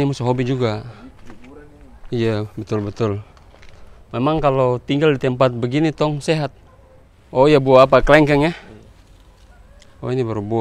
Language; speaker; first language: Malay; non-native, local second language; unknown